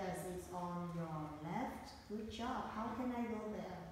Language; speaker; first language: English; non-native, fluent; Vietnamese